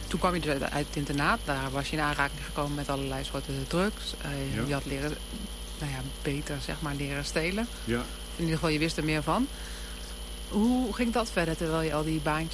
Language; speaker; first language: Dutch; native; Dutch